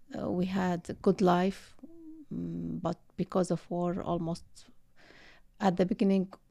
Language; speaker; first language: English; non-native, learner; Arabic